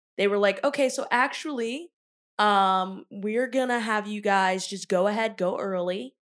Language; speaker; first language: English; native; English